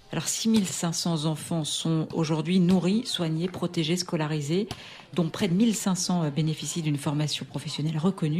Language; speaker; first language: French; native; French